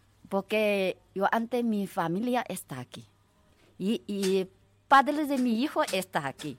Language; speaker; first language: Spanish; non-native, learner; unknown